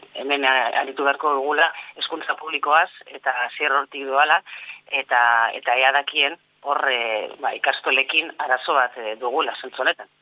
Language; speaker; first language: Basque; non-native, local second language; Spanish